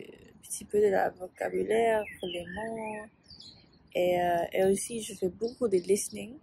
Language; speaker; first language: French; non-native, learner; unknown